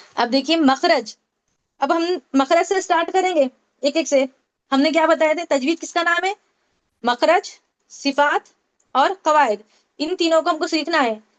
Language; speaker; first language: Urdu; native; Urdu